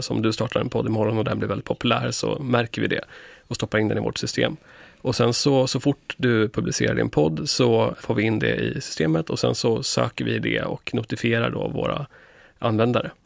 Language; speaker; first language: Swedish; native; Swedish